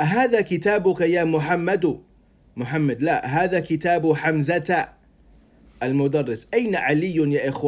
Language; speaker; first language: Arabic; non-native, fluent; English